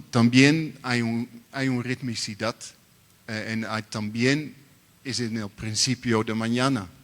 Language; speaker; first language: Spanish; non-native, learner; Dutch